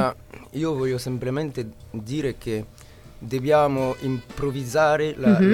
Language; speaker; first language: Italian; non-native, learner; French